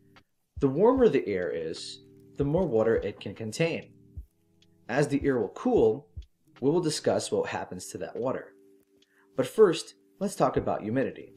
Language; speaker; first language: English; native; English